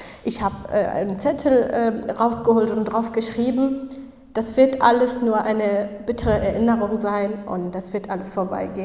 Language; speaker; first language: German; non-native, fluent; Kurdish